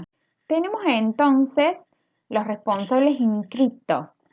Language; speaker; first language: Spanish; native; Spanish